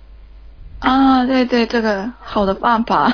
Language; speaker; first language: Chinese; non-native, learner; Korean